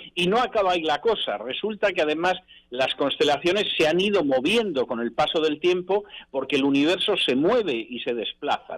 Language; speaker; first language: Spanish; native; Spanish